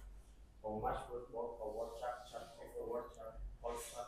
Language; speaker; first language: English; non-native, learner; Indonesian